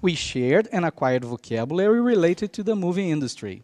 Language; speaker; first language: English; non-native, fluent; Portuguese